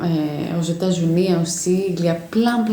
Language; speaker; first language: French; non-native, fluent; Greek